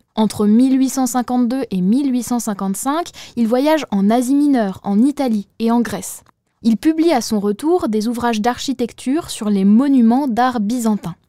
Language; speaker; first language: French; native; French